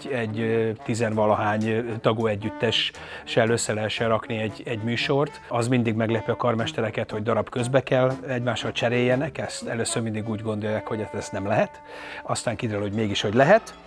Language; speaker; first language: Hungarian; native; Hungarian